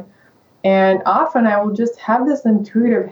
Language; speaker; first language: English; non-native, fluent; Russian